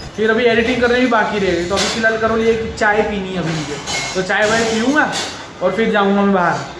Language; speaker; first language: Hindi; non-native, local second language; Marathi